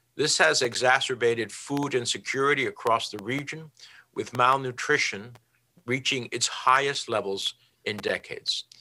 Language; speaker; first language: English; early bilingual, other home language; Spanish